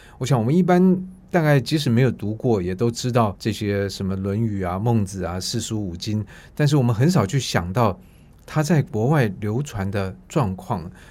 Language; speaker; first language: Chinese; native; Chinese